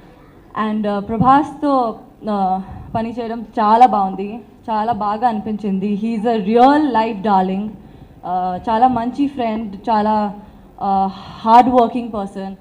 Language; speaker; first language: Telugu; non-native, learner; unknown